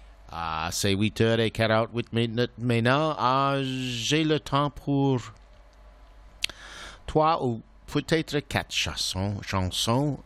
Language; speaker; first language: French; non-native, learner; English